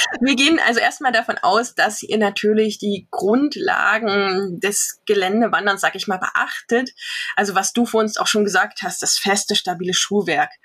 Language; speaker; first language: German; native; German